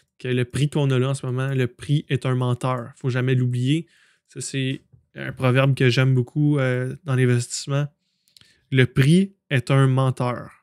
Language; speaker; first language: French; native; French